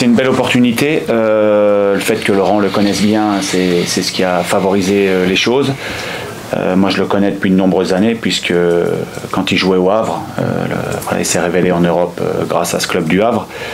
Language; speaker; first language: French; native; French